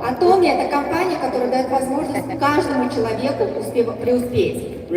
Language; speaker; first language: Russian; native; Russian